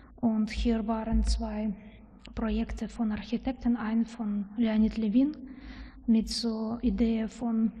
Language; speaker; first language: German; non-native, learner; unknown